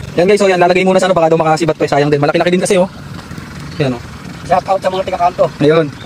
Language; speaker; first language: Filipino; non-native, local second language; Pampanga